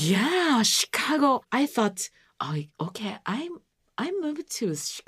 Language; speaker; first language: English; non-native, learner; Japanese